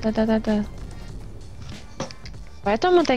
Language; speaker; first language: Russian; native; Russian